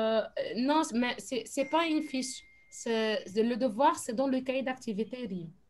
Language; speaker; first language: French; non-native, fluent; Arabic